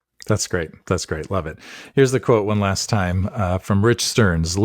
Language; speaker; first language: English; native; English